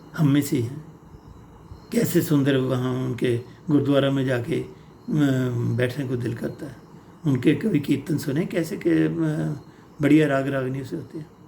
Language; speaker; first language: Hindi; non-native, local second language; Punjabi